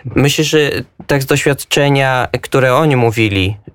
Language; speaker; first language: Polish; native; Polish